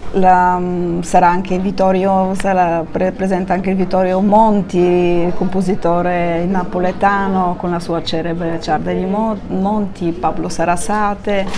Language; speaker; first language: Italian; non-native, fluent; Bulgarian